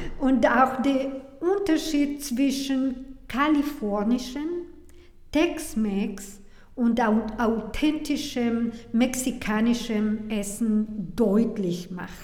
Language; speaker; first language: German; non-native, learner; Spanish